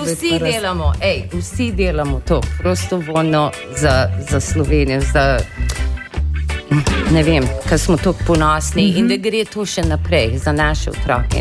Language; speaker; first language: Slovenian; early bilingual, heritage; Slovenian